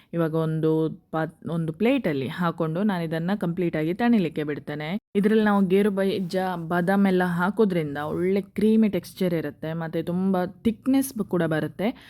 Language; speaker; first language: Kannada; non-native, local second language; Konkani